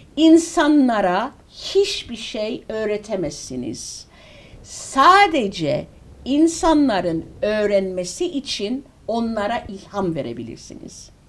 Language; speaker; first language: Turkish; early bilingual, heritage; Turkish